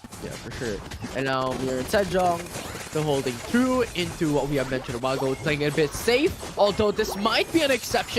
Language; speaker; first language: English; non-native, local second language; Filipino